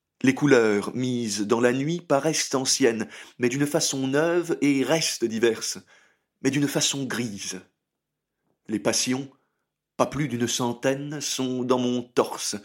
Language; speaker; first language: French; native; French